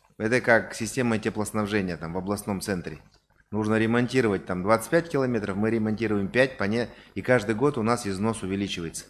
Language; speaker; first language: Russian; non-native, local second language; Kazakh